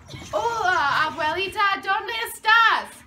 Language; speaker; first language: Spanish; non-native, learner; English